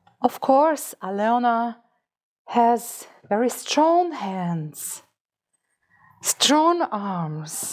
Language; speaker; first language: English; non-native, fluent; Russian